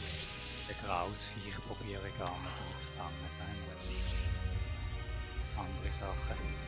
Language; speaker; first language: German; native; German